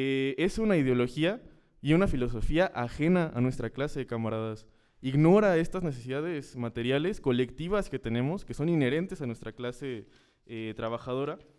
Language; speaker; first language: Spanish; native; Spanish